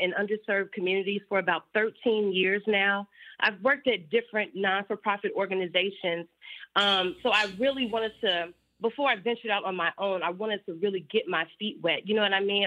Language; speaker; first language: English; native; English